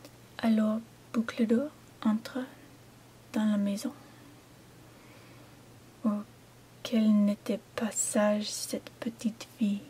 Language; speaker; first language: French; non-native, learner; English